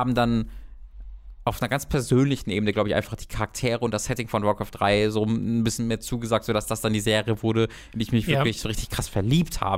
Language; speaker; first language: German; native; German